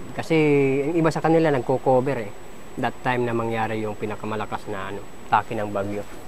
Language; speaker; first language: Filipino; non-native, local second language; Waray